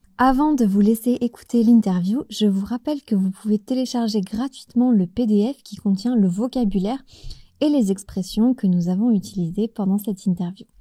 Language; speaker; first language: French; native; French